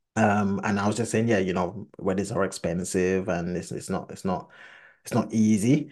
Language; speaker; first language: English; early bilingual, other home language; Akan